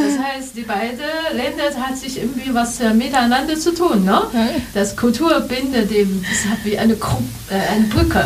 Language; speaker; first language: German; non-native, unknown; Chinese